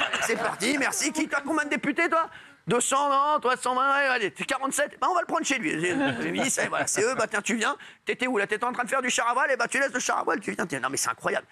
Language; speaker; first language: French; native; French